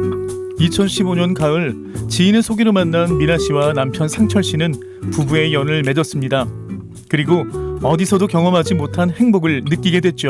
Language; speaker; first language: Korean; native; Korean